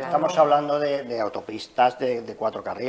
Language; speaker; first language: Spanish; native; Spanish